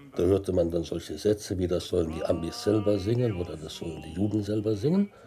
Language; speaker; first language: German; native; German